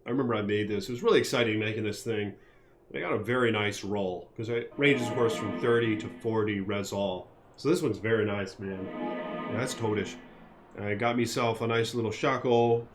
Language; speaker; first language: English; native; English